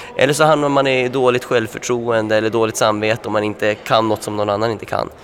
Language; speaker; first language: Swedish; native; Swedish